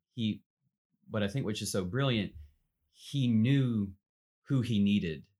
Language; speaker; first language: English; native; English